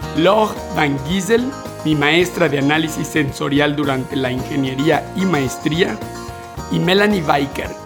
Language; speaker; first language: Spanish; native; Spanish